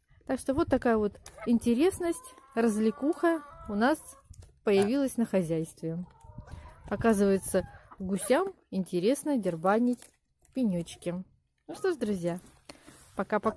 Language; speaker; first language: Russian; native; Russian